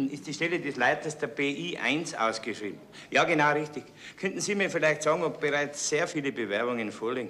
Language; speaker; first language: German; native; German